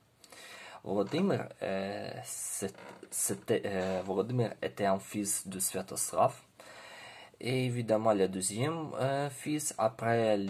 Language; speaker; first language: French; non-native, learner; Ukrainian